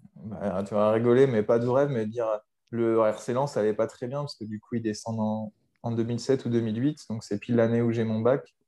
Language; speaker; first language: French; native; French